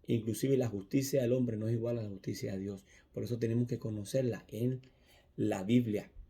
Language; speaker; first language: Spanish; native; Spanish